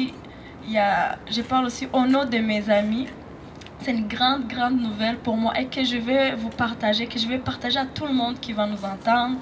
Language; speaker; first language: French; non-native, local second language; Rundi